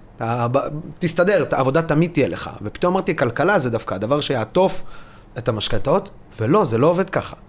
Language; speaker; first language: Hebrew; early bilingual, other home language; Russian